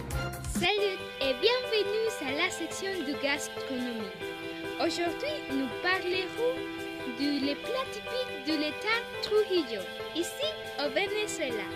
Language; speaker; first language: French; non-native, learner; Spanish